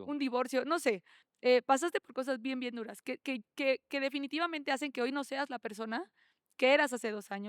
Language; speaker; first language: Spanish; native; Spanish